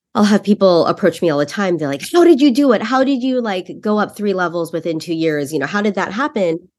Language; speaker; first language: English; native; English